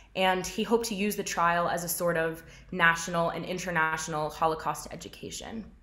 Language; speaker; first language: English; native; English